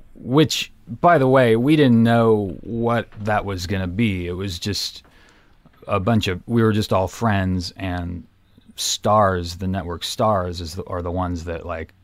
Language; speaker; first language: English; native; English